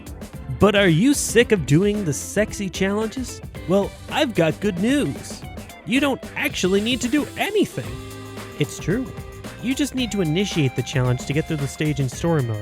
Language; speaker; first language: English; native; English